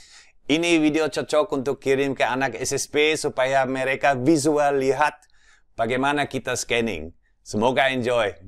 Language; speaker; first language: Indonesian; non-native, fluent; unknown